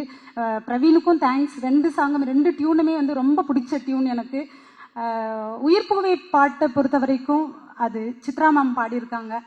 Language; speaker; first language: Tamil; native; Tamil